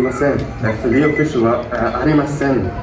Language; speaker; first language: Japanese; non-native, learner; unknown